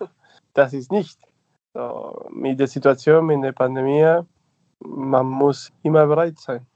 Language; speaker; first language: German; non-native, fluent; Spanish